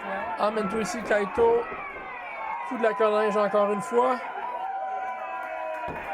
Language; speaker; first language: French; native; French